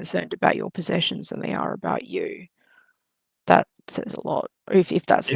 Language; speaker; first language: English; native; English